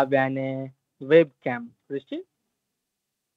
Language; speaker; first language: German; non-native, learner; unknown